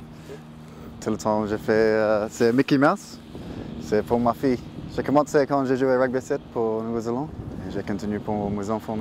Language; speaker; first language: French; non-native, learner; English